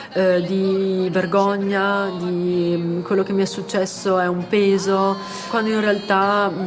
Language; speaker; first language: Italian; native; Italian